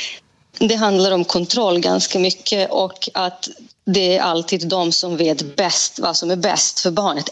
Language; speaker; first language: Swedish; non-native, fluent; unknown